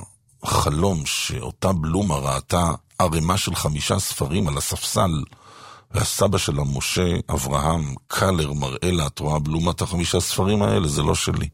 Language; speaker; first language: Hebrew; native; Hebrew